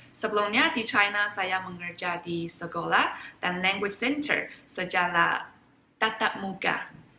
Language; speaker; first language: Indonesian; non-native, fluent; Chinese